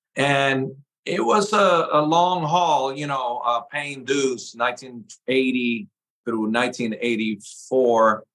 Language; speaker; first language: English; early bilingual, other home language; Spanish